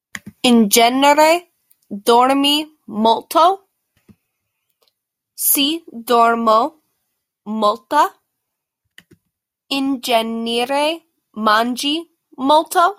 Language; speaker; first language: Italian; non-native, learner; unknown